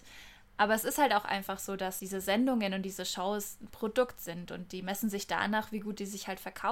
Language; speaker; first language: German; native; German